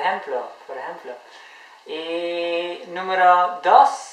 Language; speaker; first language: Spanish; non-native, fluent; English